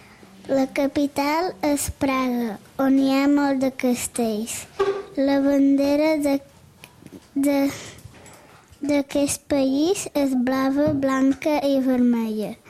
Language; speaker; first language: Catalan; early bilingual, other home language; Czech